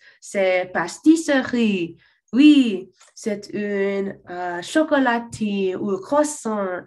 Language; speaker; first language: French; non-native, learner; English